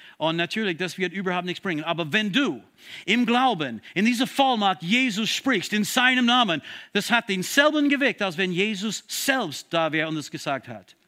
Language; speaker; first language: German; non-native, fluent; English